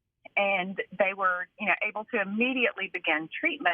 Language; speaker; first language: English; native; English